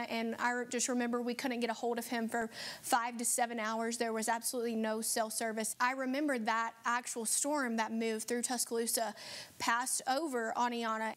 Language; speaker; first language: English; native; English